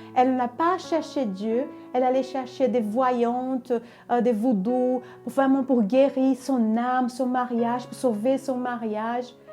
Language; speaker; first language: French; non-native, fluent; Portuguese